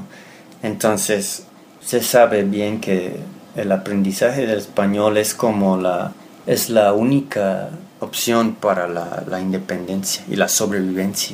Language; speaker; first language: Spanish; non-native, fluent; English